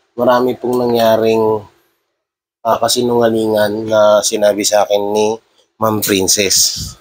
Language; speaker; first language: Filipino; native; Filipino